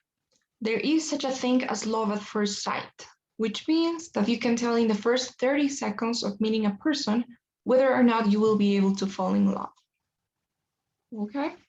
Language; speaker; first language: English; non-native, fluent; Spanish